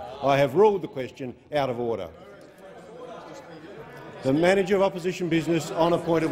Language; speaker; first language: English; native; English